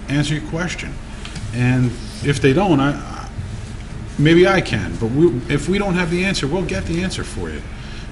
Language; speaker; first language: English; early bilingual, other home language; Italian